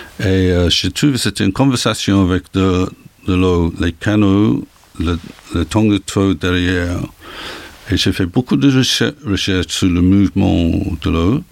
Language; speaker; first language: French; non-native, learner; English